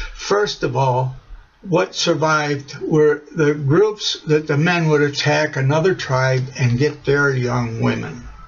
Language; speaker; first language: English; native; English